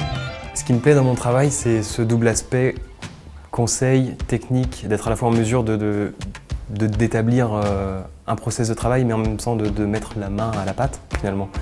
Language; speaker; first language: French; native; French